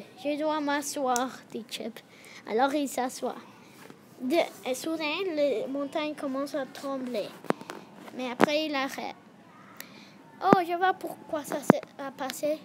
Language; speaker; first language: French; non-native, learner; English